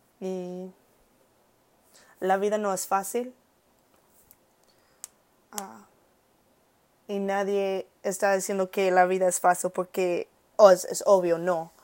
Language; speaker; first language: Spanish; early bilingual, heritage; English